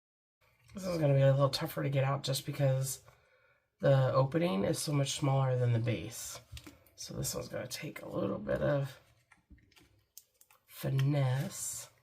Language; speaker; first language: English; native; English